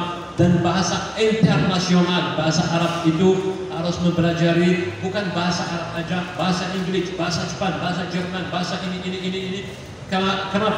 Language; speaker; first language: Indonesian; non-native, learner; Arabic